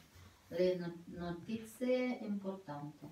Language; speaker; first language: Italian; non-native, learner; Russian